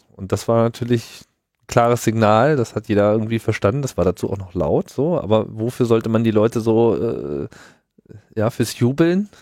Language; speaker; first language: German; native; German